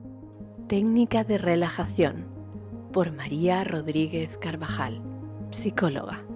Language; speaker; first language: Spanish; native; Spanish